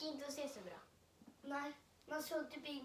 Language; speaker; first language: Swedish; native; Swedish